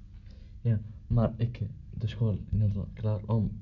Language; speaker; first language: Dutch; non-native, learner; Arabic